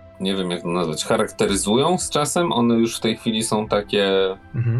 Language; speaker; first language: Polish; native; Polish